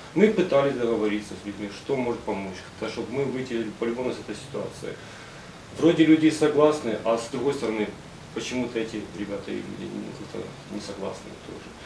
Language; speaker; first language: Russian; non-native, local second language; Ukrainian